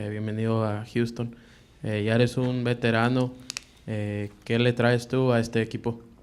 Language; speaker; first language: Spanish; native; Spanish